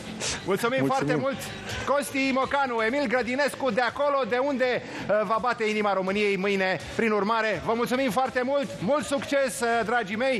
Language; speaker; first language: Romanian; native; Romanian